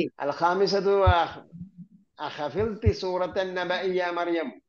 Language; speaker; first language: Arabic; non-native, fluent; Malayalam